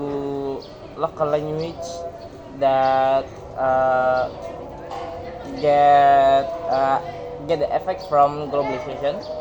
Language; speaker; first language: English; non-native, learner; Indonesian